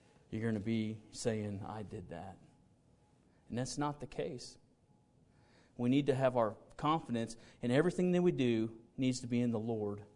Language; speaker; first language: English; native; English